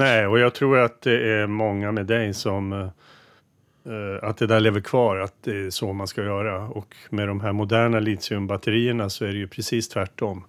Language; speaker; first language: Swedish; native; Swedish